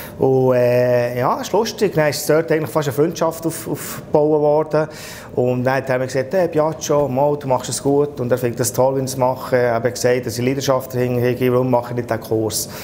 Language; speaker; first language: German; non-native, fluent; Italian